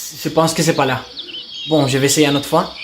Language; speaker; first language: French; non-native, fluent; Spanish